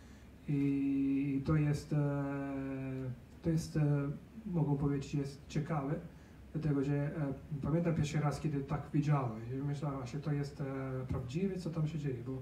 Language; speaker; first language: Polish; non-native, learner; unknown